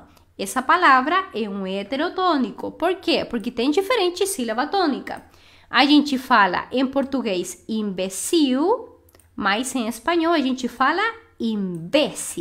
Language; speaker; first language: Portuguese; non-native, fluent; Spanish